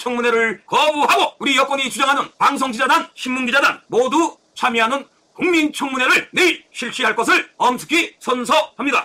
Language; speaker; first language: Korean; native; Korean